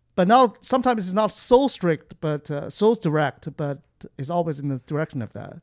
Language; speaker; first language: English; non-native, fluent; Chinese